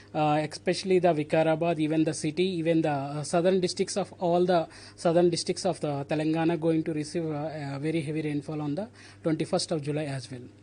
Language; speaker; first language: English; non-native, local second language; Telugu